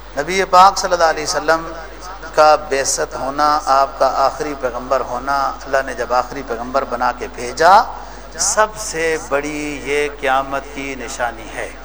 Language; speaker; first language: Urdu; native; Urdu